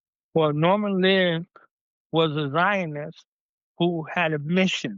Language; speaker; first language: English; native; English